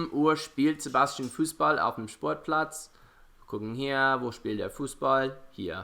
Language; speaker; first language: German; non-native, fluent; English